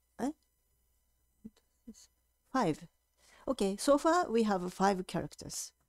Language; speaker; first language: Japanese; native; Japanese